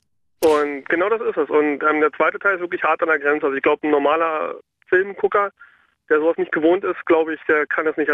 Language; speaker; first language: German; native; German